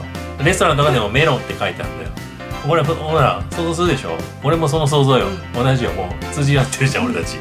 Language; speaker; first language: Japanese; native; Japanese